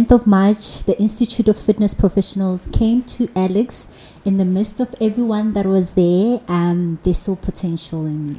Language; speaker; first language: English; non-native, local second language; Zulu